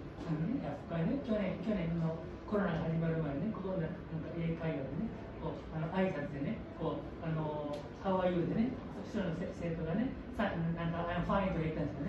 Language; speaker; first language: Japanese; native; Japanese